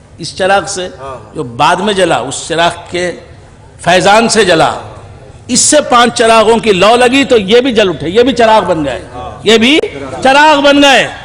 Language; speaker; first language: Urdu; native; Urdu